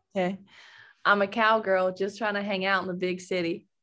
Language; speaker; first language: English; native; English